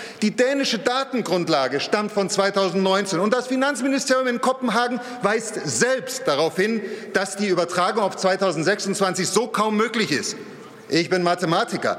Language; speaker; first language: German; native; German